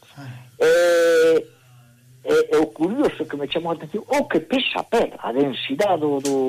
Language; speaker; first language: Galician; native; Galician